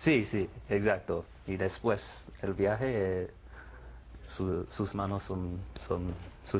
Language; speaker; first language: Spanish; non-native, learner; English